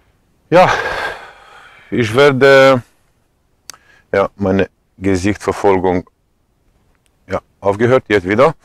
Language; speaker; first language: German; non-native, fluent; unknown